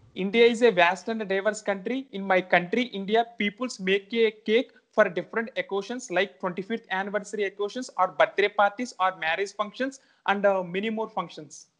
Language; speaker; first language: English; non-native, local second language; Telugu